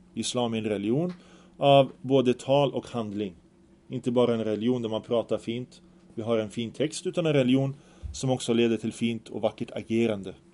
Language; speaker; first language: Swedish; early bilingual, other home language; Arabic